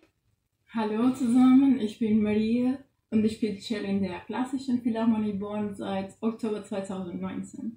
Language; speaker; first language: German; non-native, fluent; Portuguese